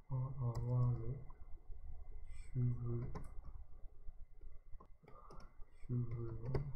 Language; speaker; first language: French; non-native, learner; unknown